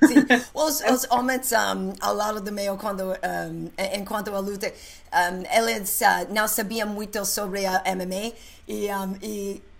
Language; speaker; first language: Portuguese; non-native, learner; English